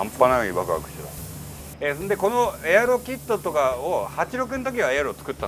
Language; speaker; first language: Japanese; native; Japanese